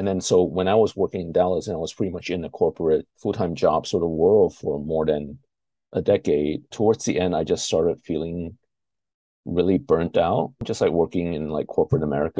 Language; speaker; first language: English; non-native, local second language; Chinese